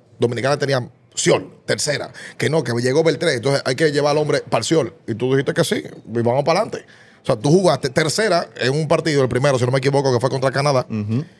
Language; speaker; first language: Spanish; native; Spanish